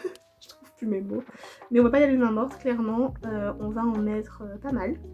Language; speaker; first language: French; native; French